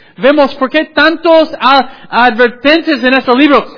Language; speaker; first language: Spanish; non-native, fluent; English